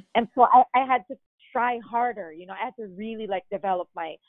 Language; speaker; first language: English; non-native, local second language; Filipino